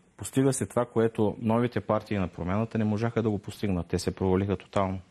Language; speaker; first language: Bulgarian; non-native, local second language; Turkish